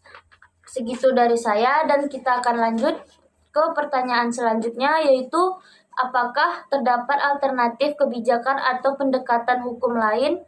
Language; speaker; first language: Indonesian; native; Indonesian